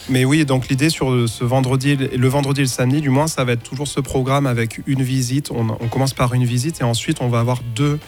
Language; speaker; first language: French; native; French